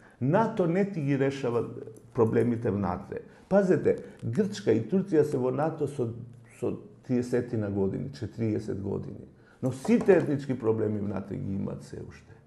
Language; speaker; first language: Macedonian; non-native, local second language; Albanian